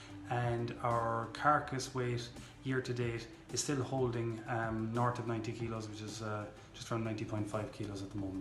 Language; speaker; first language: English; native; English